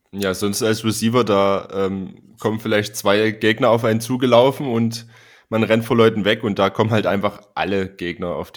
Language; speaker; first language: German; native; German